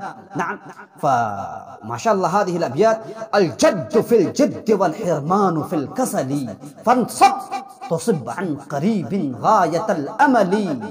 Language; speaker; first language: Arabic; non-native, fluent; Urdu